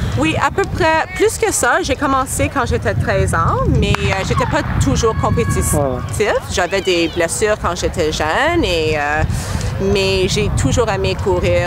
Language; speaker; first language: French; non-native, local second language; English